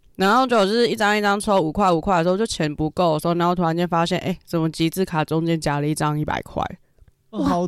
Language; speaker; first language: Chinese; non-native, local second language; Hakka Chinese